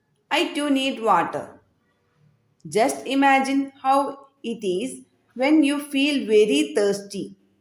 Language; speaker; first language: English; non-native, local second language; Malayalam